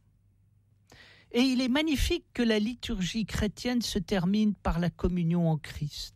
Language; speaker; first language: French; native; French